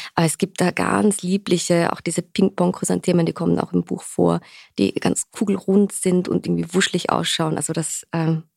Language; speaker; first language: German; native; German